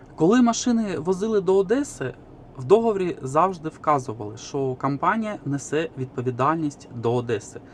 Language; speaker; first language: Ukrainian; non-native, local second language; Russian